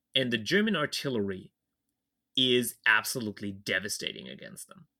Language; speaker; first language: English; non-native, fluent; German